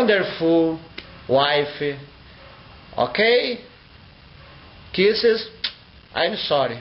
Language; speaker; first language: English; non-native, learner; Portuguese